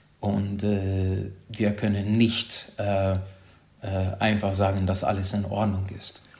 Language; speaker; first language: German; non-native, fluent; Hungarian